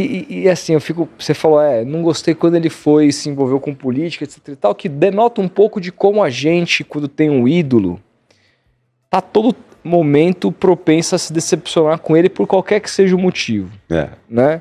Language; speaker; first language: Portuguese; native; Portuguese